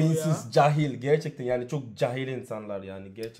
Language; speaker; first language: Turkish; non-native, learner; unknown